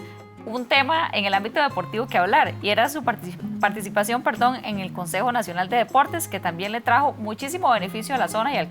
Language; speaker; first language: Spanish; native; Spanish